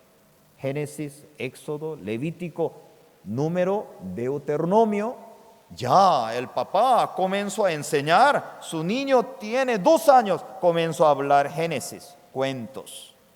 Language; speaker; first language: Spanish; non-native, fluent; Korean